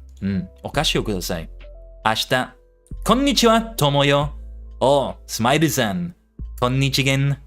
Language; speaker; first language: Japanese; non-native, learner; English